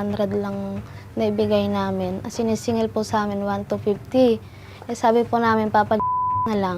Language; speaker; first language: Filipino; native; Filipino